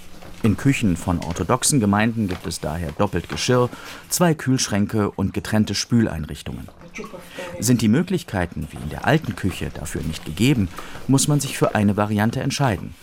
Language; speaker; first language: German; native; German